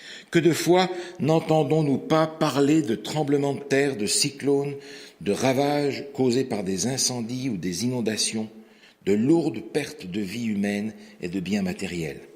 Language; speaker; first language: French; native; French